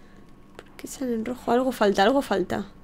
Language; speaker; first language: Spanish; native; Spanish